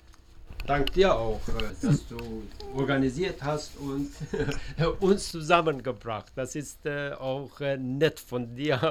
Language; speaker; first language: German; non-native, learner; Persian